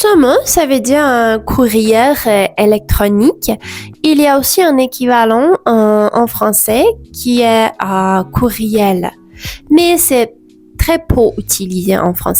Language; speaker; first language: French; non-native, fluent; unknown